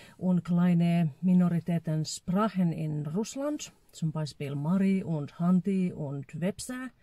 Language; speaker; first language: German; non-native, fluent; Finnish